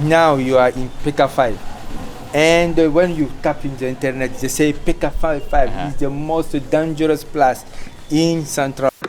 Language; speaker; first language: English; non-native, fluent; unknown